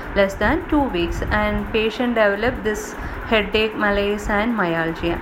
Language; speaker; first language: English; non-native, local second language; Malayalam